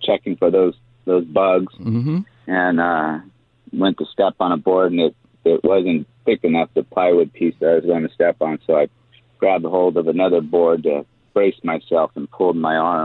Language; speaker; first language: English; native; English